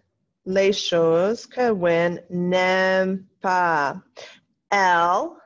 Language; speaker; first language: French; non-native, fluent; English